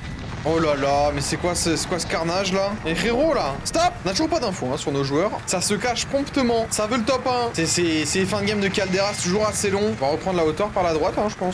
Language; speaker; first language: French; native; French